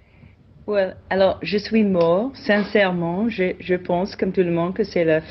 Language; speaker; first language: French; non-native, fluent; English